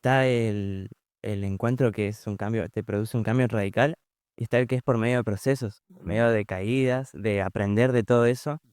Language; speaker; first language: Spanish; native; Spanish